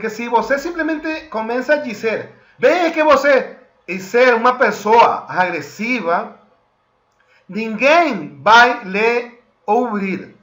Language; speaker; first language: Portuguese; non-native, fluent; Spanish